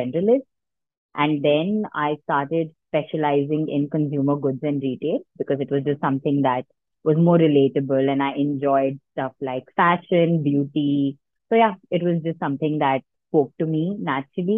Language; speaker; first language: English; non-native, local second language; Hindi